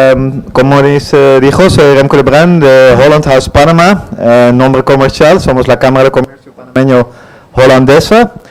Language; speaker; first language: Spanish; non-native, fluent; Dutch